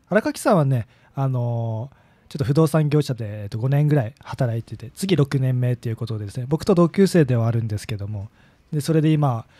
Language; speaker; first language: Japanese; native; Japanese